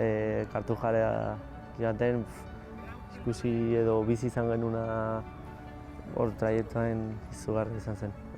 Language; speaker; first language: Basque; non-native, local second language; Spanish